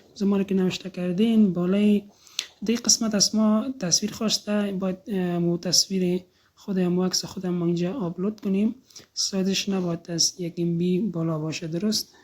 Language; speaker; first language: Persian; native; Persian